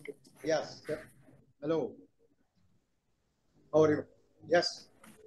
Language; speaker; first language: English; non-native, fluent; Arabic